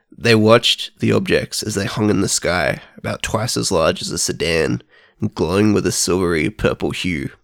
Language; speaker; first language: English; native; English